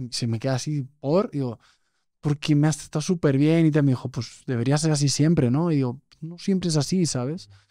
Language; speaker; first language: Spanish; native; Spanish